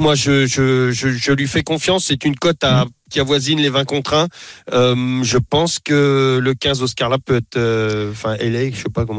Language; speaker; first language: French; native; French